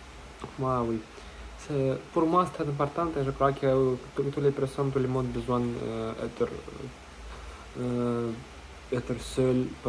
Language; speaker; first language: French; non-native, learner; Russian